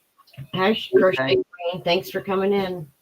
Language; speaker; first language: English; native; English